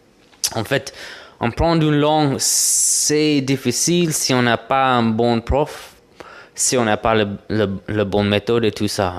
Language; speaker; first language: French; non-native, fluent; English